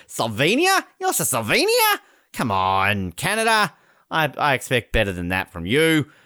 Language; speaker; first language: English; native; English